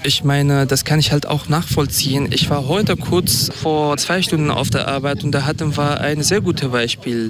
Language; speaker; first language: German; non-native, fluent; Kurdish